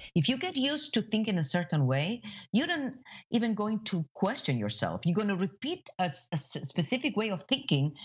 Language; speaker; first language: English; non-native, fluent; Spanish